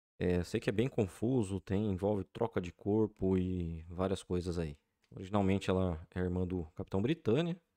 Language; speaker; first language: Portuguese; native; Portuguese